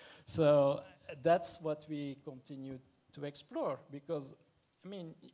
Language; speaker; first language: English; non-native, fluent; French